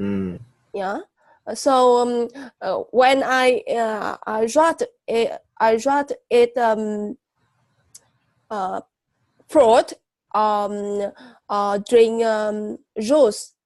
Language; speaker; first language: English; non-native, learner; Vietnamese